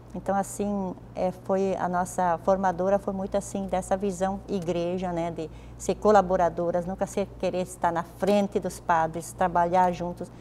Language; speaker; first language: Portuguese; native; Portuguese